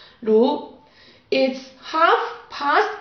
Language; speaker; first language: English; non-native, learner; Chinese